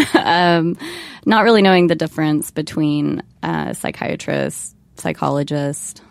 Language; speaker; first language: English; native; English